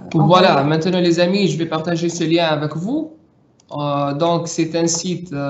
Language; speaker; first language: French; non-native, local second language; Arabic